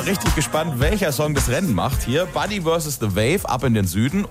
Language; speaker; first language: German; native; German